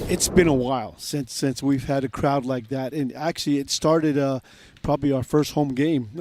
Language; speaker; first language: English; native; English